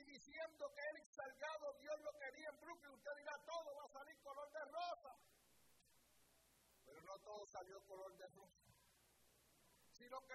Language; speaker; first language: Spanish; early bilingual, heritage; Spanish